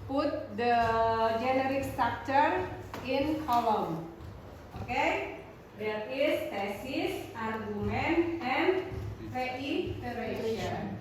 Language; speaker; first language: English; non-native, fluent; Indonesian